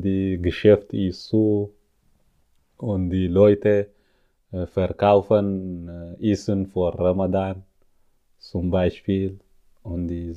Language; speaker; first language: German; non-native, learner; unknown